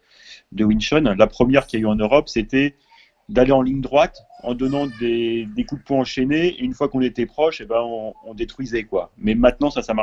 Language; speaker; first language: French; native; French